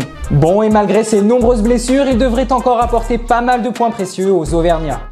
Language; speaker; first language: French; native; French